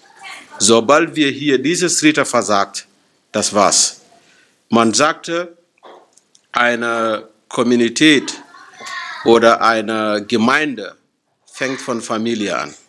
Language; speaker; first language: German; non-native, fluent; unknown